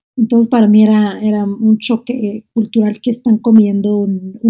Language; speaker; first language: Spanish; non-native, fluent; Arabic